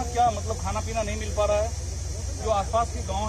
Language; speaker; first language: Hindi; native; Hindi